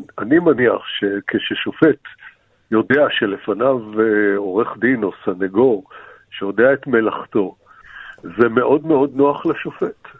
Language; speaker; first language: Hebrew; native; Hebrew